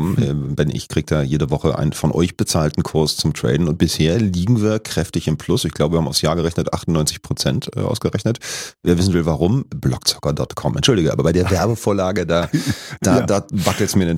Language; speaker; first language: German; native; German